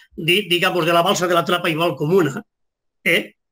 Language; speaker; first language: Spanish; native; Spanish